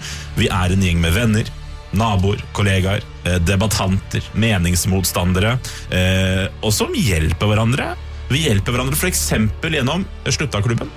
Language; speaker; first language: Norwegian; native; Norwegian